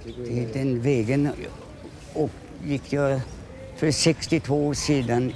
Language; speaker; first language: Swedish; non-native, fluent; Polish